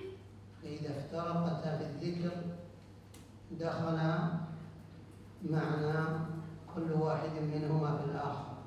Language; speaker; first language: Arabic; native; Arabic